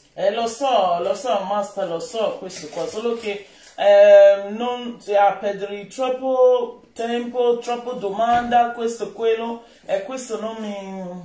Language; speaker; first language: Italian; non-native, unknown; Bini